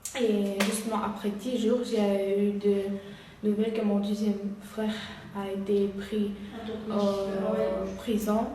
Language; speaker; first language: French; non-native, learner; Uyghur